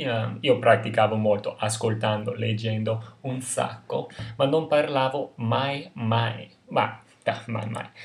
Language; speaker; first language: Italian; non-native, fluent; English